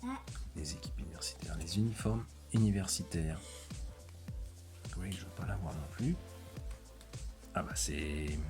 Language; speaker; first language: French; native; French